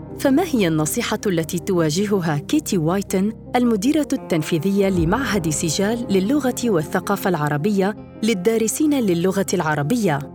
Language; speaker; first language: Arabic; native; Arabic